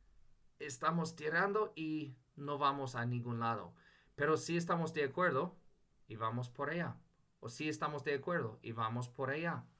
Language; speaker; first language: Spanish; non-native, fluent; English